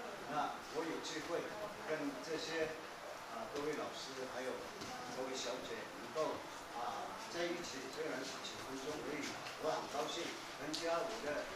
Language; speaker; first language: Chinese; non-native, local second language; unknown